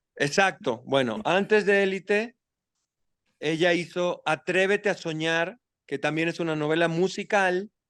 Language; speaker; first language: Spanish; native; Spanish